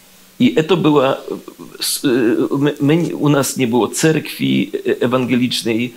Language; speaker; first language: Russian; non-native, learner; Polish